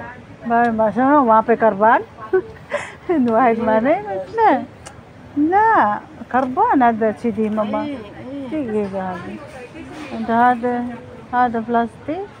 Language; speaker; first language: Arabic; non-native, learner; Filipino